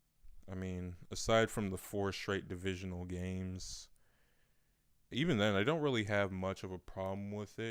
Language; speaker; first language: English; native; English